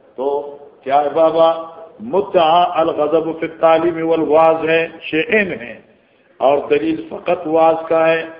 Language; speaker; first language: Urdu; non-native, local second language; Northern Hindko